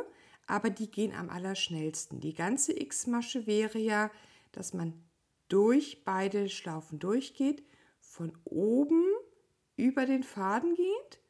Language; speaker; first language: German; native; German